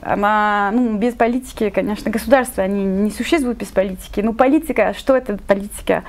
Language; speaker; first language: Russian; non-native, fluent; French